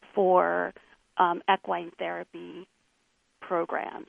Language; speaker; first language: English; native; English